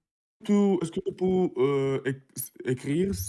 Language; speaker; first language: French; non-native, learner; Russian